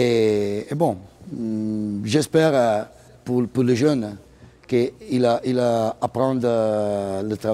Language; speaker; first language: French; non-native, learner; Italian